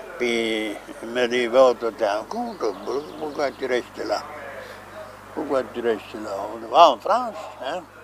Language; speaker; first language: French; non-native, local second language; Swiss German